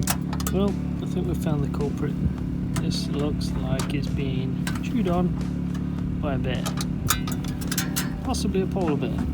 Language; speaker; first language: English; native; English